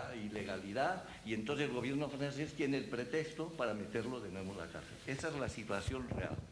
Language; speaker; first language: Spanish; native; Spanish